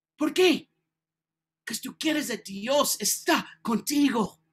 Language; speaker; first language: Spanish; non-native, learner; English